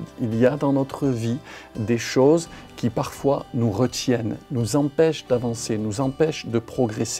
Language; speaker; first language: French; native; French